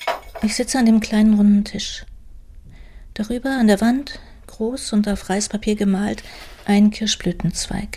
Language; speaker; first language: German; native; German